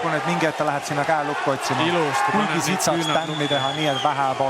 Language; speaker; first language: Estonian; native; Estonian